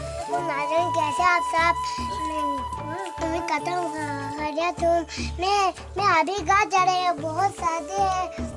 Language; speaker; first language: Hindi; non-native, local second language; Balti